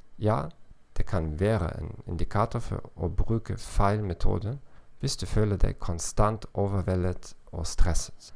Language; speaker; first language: Norwegian; non-native, learner; German